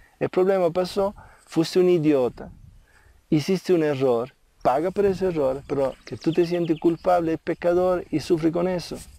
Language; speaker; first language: Spanish; non-native, fluent; Italian